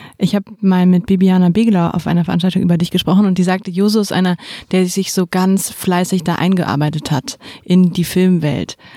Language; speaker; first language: German; native; German